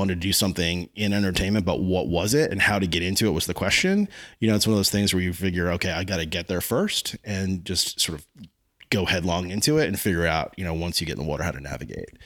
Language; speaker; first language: English; native; English